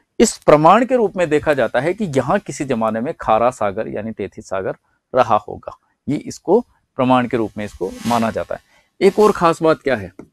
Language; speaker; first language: Hindi; native; Hindi